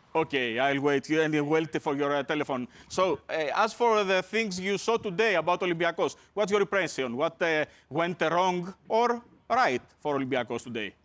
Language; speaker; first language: English; non-native, fluent; Greek